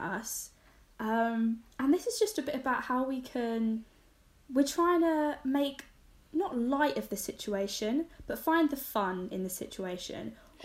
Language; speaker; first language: English; native; English